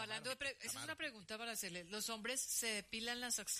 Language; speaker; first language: Spanish; native; Spanish